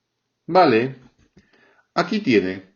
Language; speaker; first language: Spanish; non-native, fluent; French